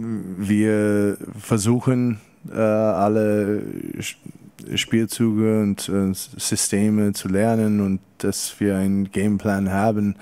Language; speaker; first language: German; non-native, fluent; English